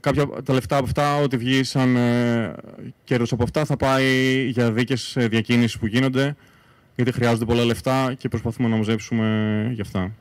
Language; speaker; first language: Greek; native; Greek